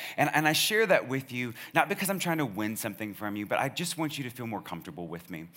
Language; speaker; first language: English; native; English